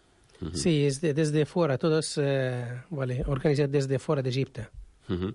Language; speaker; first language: Catalan; non-native, learner; Arabic